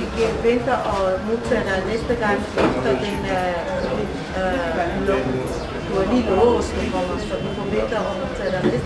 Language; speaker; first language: Danish; non-native, fluent; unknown